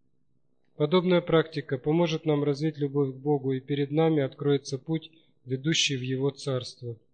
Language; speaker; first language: Russian; native; Russian